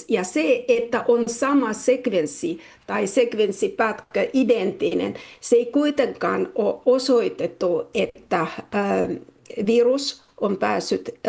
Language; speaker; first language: Finnish; non-native, fluent; Russian